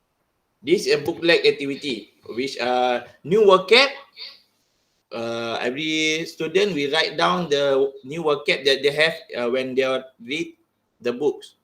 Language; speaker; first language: English; non-native, local second language; Malay